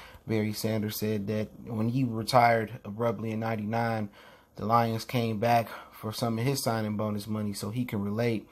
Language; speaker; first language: English; native; English